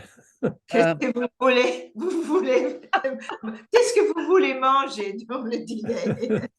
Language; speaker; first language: French; non-native, learner; English